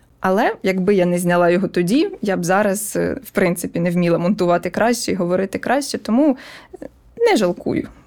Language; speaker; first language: Ukrainian; non-native, local second language; Russian